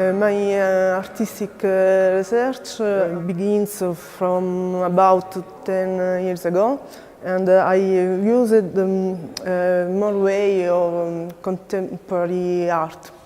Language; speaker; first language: English; non-native, learner; Italian